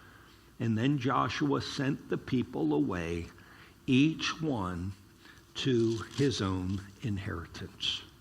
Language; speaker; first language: English; native; English